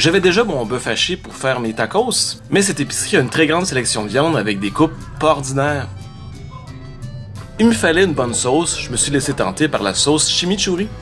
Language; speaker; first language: French; native; French